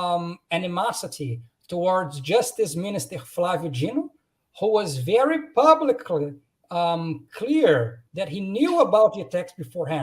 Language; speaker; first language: English; non-native, fluent; Portuguese